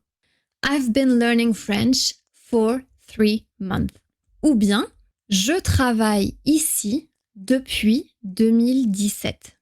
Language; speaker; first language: French; native; French